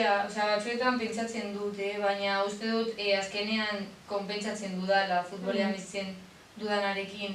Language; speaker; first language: Basque; non-native, local second language; Spanish